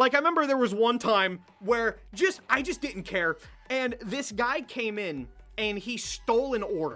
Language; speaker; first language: English; native; English